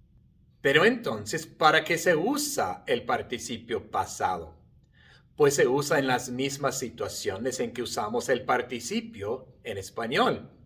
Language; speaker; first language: Spanish; non-native, fluent; English